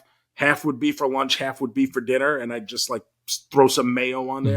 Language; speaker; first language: English; native; English